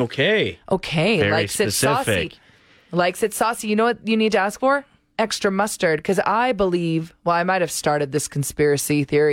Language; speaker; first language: English; native; English